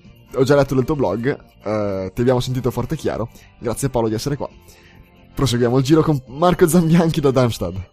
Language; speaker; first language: Italian; native; Italian